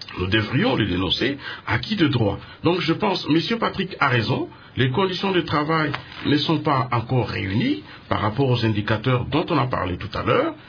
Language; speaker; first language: French; non-native, local second language; Lingala